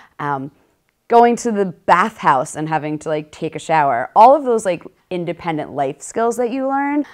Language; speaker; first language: English; native; English